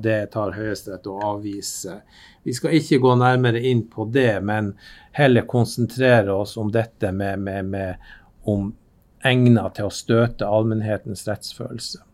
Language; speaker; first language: Norwegian; native; Norwegian